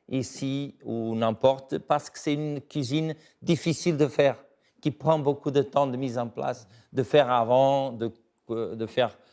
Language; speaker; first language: French; non-native, fluent; Portuguese